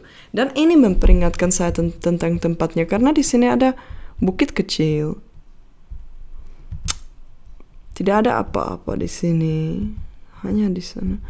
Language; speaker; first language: Indonesian; non-native, fluent; Czech